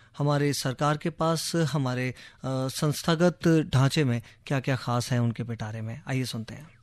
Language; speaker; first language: Hindi; native; Hindi